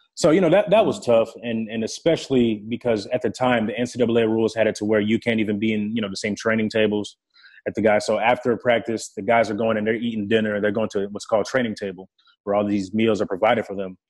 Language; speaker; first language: English; early bilingual, other home language; French